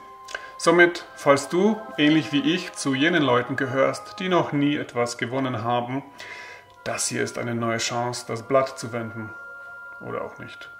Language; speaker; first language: German; native; German